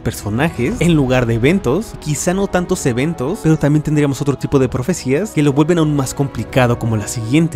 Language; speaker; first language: Spanish; native; Spanish